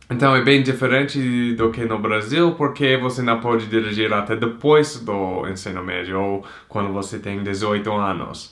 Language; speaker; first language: Portuguese; non-native, fluent; English